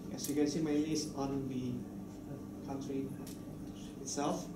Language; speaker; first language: English; non-native, fluent; Indonesian